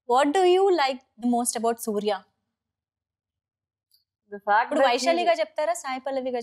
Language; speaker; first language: Telugu; native; Telugu